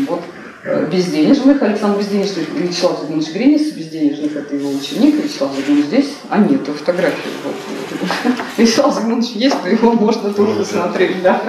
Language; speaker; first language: Russian; native; Russian